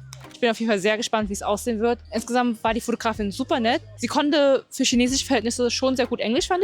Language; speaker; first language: German; native; German